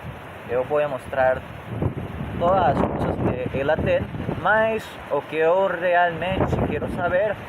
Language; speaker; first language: Portuguese; non-native, learner; Spanish